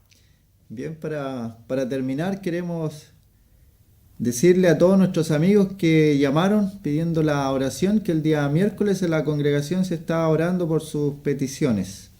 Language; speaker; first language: Spanish; native; Spanish